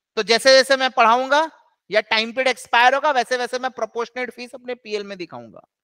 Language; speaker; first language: Hindi; native; Hindi